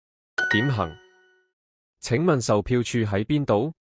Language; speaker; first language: Cantonese; non-native, learner; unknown